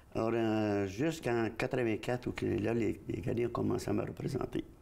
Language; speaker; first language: French; native; French